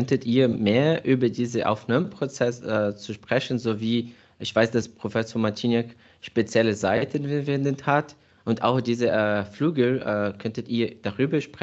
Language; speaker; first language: German; non-native, fluent; Portuguese